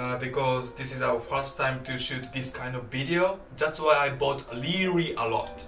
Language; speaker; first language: English; non-native, fluent; Japanese